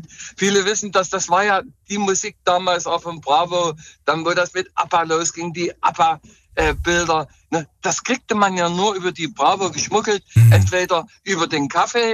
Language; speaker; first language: German; native; German